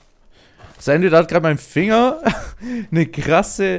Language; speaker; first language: German; native; German